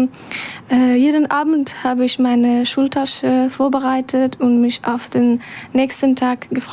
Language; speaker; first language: German; non-native, fluent; Persian